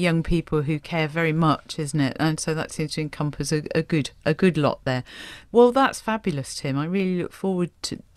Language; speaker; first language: English; native; English